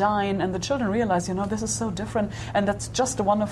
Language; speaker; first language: English; non-native, fluent; German